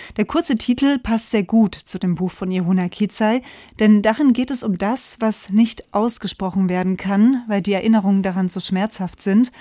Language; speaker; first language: German; native; German